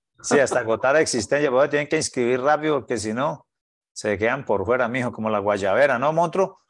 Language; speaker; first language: Spanish; native; Spanish